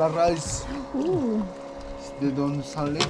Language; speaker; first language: Spanish; non-native, local second language; Aymara